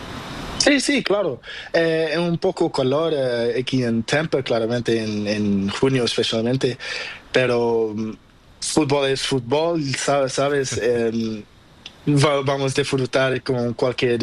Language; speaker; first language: Spanish; non-native, learner; Portuguese